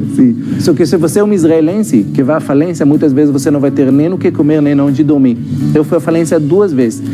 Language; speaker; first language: Portuguese; non-native, fluent; Hebrew